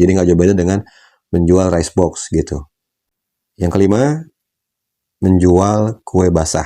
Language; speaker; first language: Indonesian; native; Indonesian